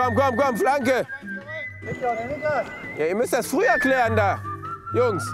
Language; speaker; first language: German; native; German